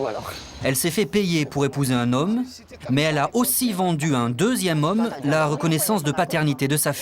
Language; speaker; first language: French; native; French